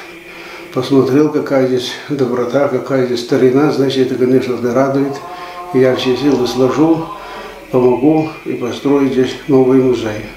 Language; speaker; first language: Russian; early bilingual, heritage; Russian